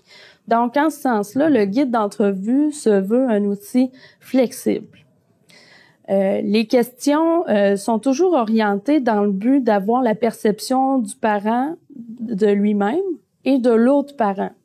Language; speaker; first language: French; native; French